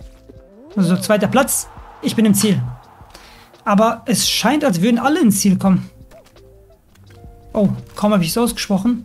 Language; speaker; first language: German; native; German